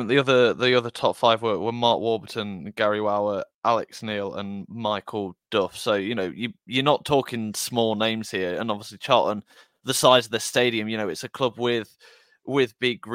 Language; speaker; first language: English; native; English